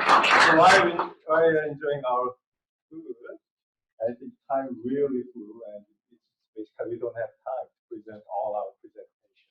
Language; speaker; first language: English; non-native, fluent; Korean